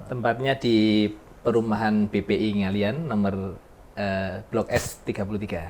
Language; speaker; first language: Indonesian; native; Indonesian